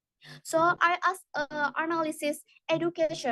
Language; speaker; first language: English; non-native, learner; Indonesian